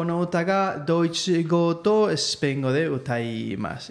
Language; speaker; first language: Japanese; non-native, learner; Spanish